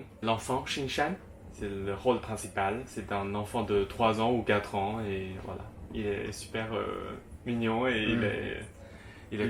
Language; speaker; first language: French; non-native, fluent; Chinese